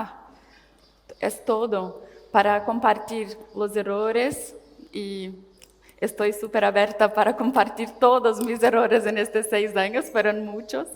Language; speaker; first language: Spanish; non-native, learner; Portuguese